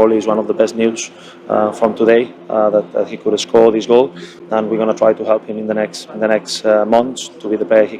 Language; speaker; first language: English; non-native, fluent; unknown